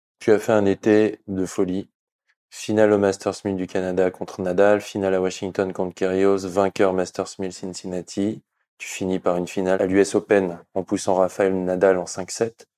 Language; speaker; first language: French; native; French